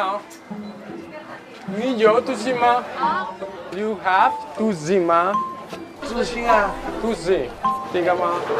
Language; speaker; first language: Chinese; non-native, learner; Spanish